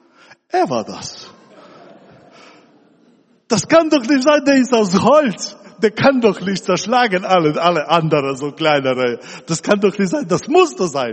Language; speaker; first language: German; non-native, fluent; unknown